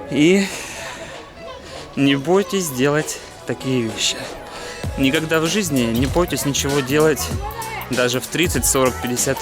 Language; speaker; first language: Russian; native; Russian